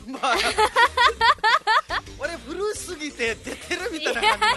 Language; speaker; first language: Japanese; non-native, fluent; Nepali